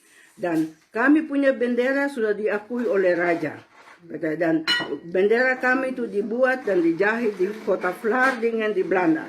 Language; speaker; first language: Indonesian; non-native, local second language; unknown